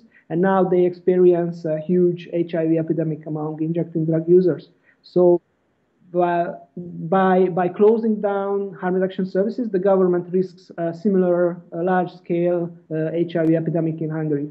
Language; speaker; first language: English; non-native, fluent; Hungarian